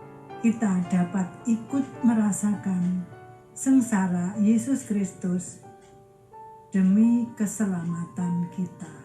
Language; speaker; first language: Indonesian; native; Indonesian